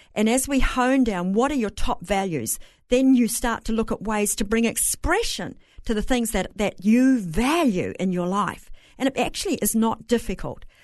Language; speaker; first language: English; native; English